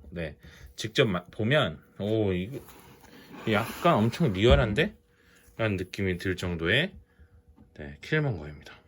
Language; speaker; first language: Korean; native; Korean